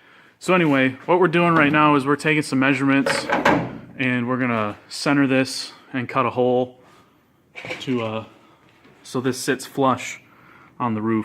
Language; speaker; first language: English; native; English